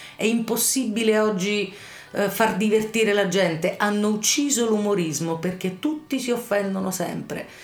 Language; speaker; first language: Italian; native; Italian